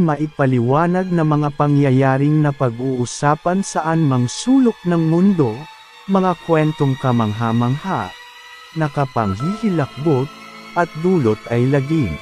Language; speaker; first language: Filipino; native; Filipino